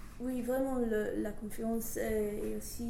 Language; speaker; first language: French; non-native, learner; English